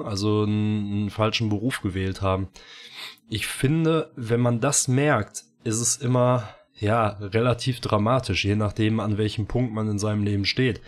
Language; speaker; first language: German; native; German